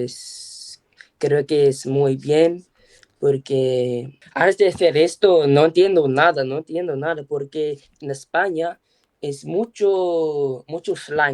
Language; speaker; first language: Spanish; non-native, learner; English